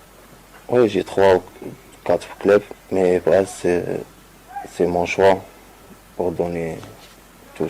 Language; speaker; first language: French; non-native, learner; Arabic